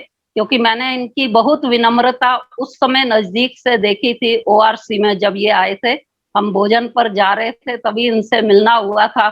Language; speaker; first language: Hindi; native; Hindi